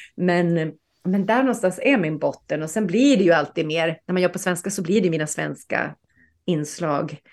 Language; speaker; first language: Swedish; native; Swedish